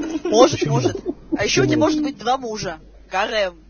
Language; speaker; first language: Russian; native; Russian